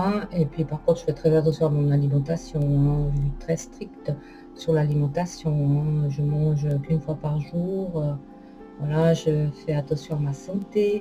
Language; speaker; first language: French; native; French